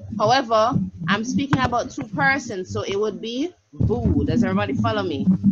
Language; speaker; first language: English; native; English